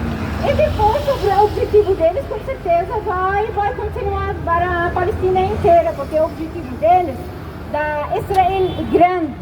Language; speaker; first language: Portuguese; non-native, learner; Arabic